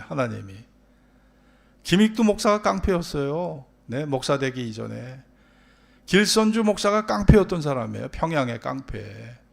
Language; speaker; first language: Korean; native; Korean